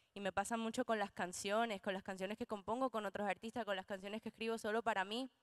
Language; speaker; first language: Spanish; native; Spanish